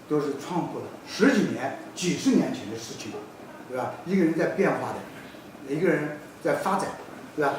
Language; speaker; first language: Chinese; native; Chinese